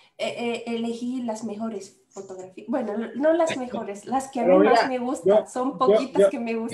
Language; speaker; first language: Spanish; non-native, fluent; Romanian